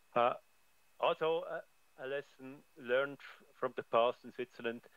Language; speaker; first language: English; non-native, fluent; German